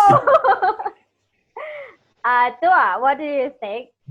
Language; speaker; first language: English; non-native, learner; Thai